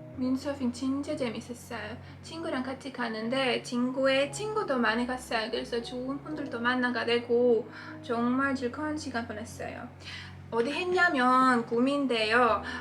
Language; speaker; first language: Korean; non-native, fluent; Latvian